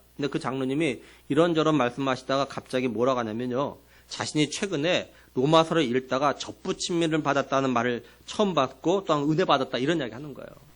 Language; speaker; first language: Korean; native; Korean